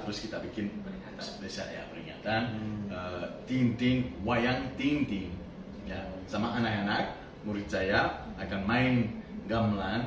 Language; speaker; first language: Indonesian; non-native, fluent; French